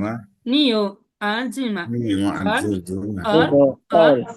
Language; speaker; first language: Chinese; non-native, learner; Bangla